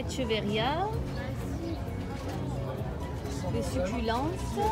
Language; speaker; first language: French; native; French